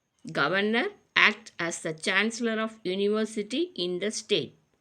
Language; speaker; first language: English; non-native, local second language; Tamil